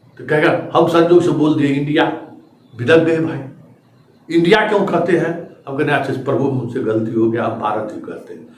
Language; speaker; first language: Hindi; native; Hindi